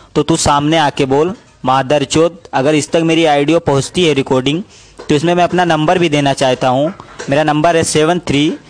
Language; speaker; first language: Hindi; native; Hindi